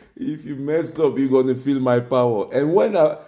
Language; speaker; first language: English; non-native, local second language; French